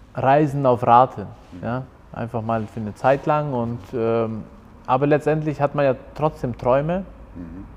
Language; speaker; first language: German; early bilingual, other home language; Albanian